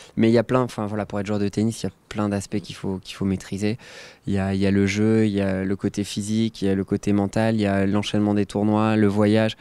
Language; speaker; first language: French; native; French